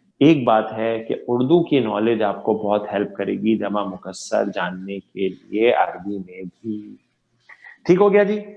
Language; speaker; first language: Urdu; native; Urdu